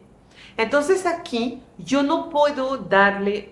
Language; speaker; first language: Spanish; non-native, fluent; French